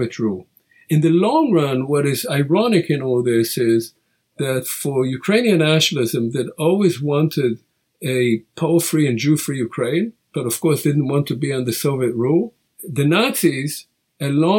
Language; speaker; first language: English; non-native, fluent; Hebrew